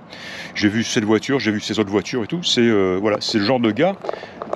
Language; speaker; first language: French; native; French